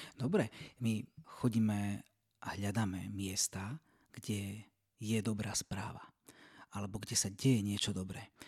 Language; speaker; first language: Slovak; native; Slovak